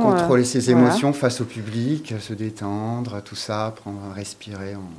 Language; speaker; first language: French; native; French